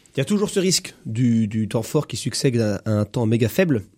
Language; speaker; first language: French; native; French